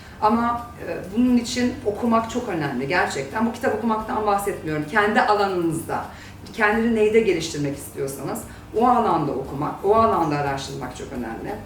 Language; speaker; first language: Turkish; early bilingual, heritage; Turkish